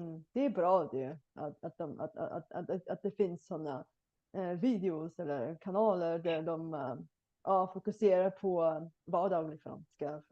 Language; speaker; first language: Swedish; non-native, fluent; Bulgarian